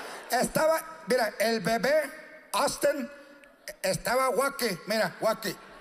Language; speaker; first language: Spanish; early bilingual, other home language; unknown